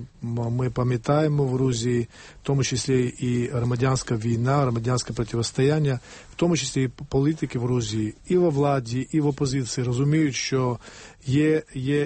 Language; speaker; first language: Ukrainian; non-native, fluent; Georgian